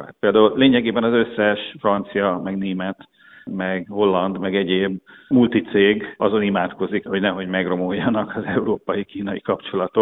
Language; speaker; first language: Hungarian; native; Hungarian